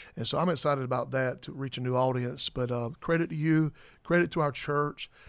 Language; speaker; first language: English; native; English